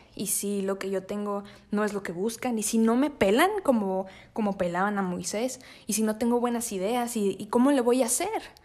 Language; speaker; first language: Spanish; native; Spanish